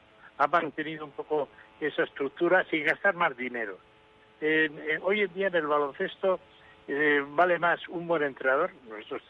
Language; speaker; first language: Spanish; native; Spanish